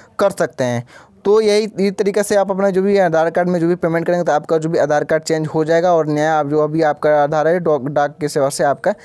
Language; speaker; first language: Hindi; native; Hindi